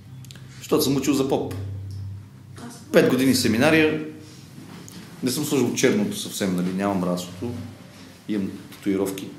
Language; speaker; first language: Bulgarian; native; Bulgarian